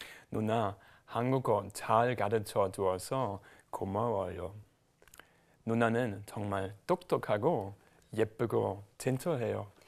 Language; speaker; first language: Korean; non-native, learner; German